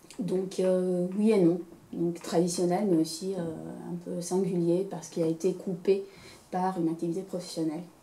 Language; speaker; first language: French; non-native, fluent; Romanian